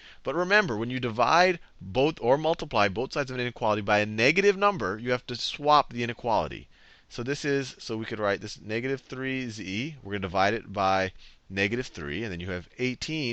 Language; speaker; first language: English; native; English